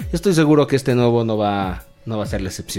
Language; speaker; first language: Spanish; native; Spanish